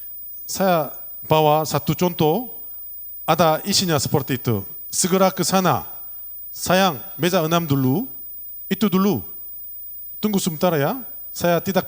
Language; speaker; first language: Indonesian; non-native, learner; Korean